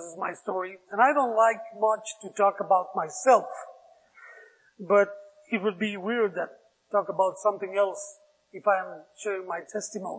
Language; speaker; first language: English; non-native, fluent; Spanish